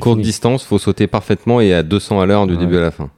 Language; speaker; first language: French; native; French